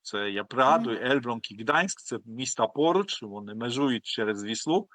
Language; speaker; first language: Polish; non-native, learner; Ukrainian